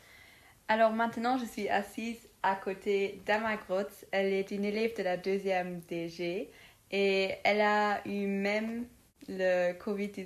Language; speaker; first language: French; non-native, local second language; Luxembourgish